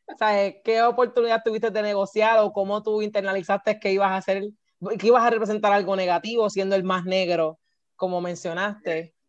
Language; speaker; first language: Spanish; native; Spanish